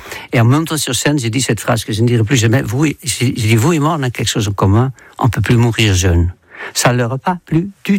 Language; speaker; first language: French; non-native, fluent; Dutch